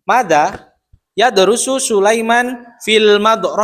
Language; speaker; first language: Arabic; non-native, learner; Indonesian